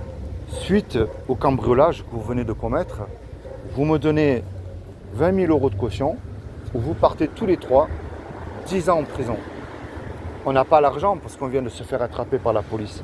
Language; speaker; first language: French; native; French